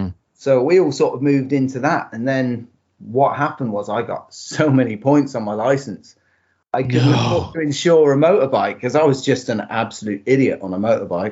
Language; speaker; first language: English; native; English